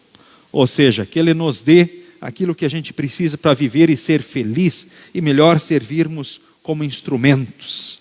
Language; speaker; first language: Portuguese; native; Portuguese